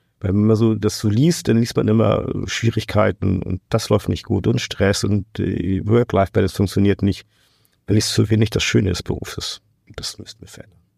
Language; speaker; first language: German; non-native, fluent; Portuguese